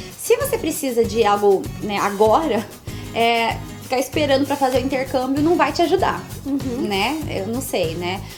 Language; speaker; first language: Portuguese; native; Portuguese